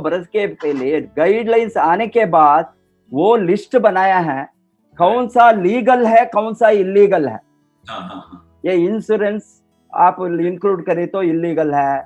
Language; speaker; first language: Hindi; non-native, local second language; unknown